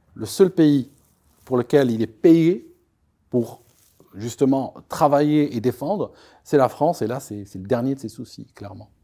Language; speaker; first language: French; non-native, local second language; Arabic